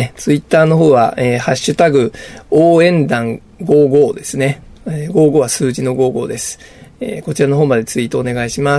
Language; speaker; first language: Japanese; native; Japanese